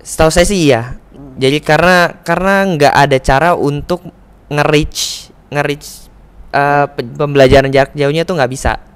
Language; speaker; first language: Indonesian; native; Indonesian